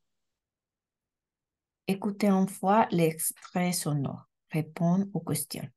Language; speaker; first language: French; non-native, learner; Spanish